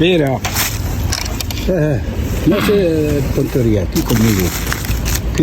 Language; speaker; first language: Spanish; non-native, learner; Arabic